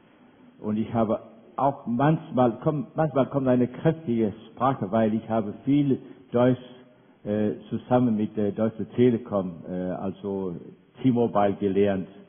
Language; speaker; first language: German; non-native, fluent; Danish